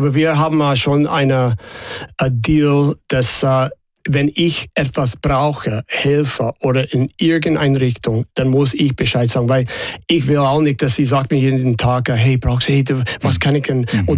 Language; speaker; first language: German; non-native, fluent; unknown